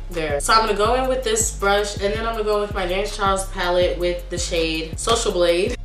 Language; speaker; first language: English; native; English